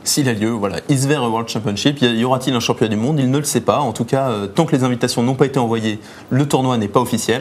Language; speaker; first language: French; native; French